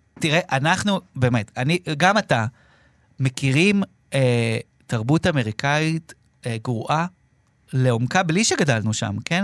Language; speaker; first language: Hebrew; native; Hebrew